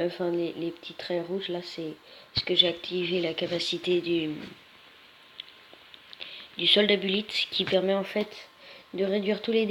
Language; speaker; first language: French; native; French